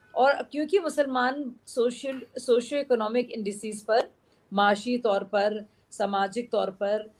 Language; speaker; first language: Hindi; native; Hindi